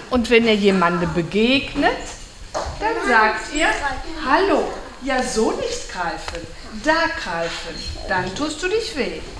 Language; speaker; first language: German; native; German